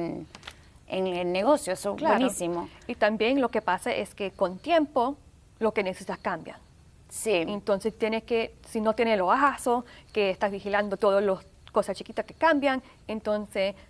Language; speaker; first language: Spanish; early bilingual, heritage; Spanish